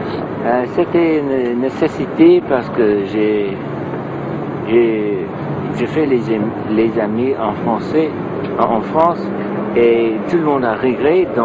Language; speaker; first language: French; non-native, learner; English